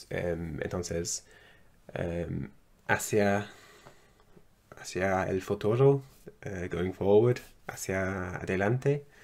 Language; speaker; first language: Spanish; non-native, learner; English